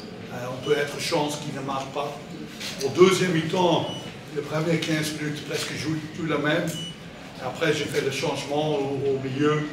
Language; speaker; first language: French; non-native, learner; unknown